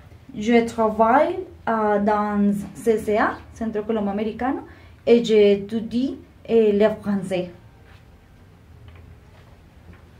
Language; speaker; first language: French; non-native, learner; Spanish